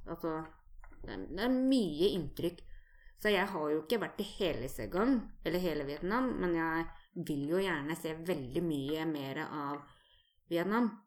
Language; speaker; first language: Norwegian; native; Norwegian